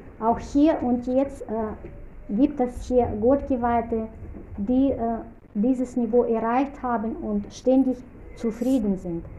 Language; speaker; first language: German; non-native, fluent; Russian